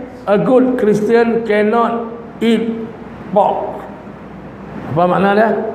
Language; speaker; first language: English; non-native, local second language; Malay